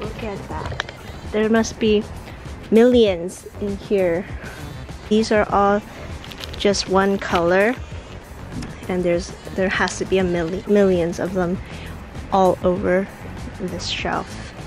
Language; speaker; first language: English; early bilingual, other home language; Chinese